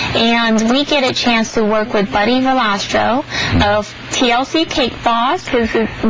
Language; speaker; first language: English; early bilingual, other home language; Chinese